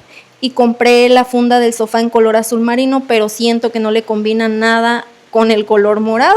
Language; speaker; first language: Spanish; native; Spanish